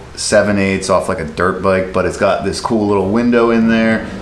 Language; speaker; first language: English; native; English